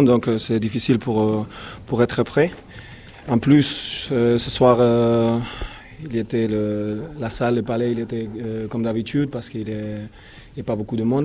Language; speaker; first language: French; non-native, fluent; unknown